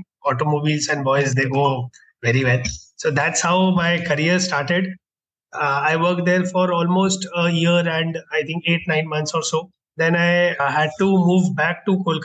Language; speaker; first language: English; non-native, local second language; Hindi